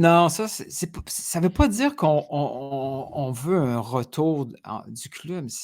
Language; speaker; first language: French; native; French